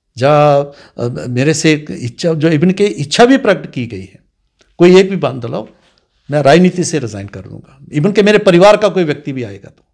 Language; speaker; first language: Hindi; non-native, local second language; Dogri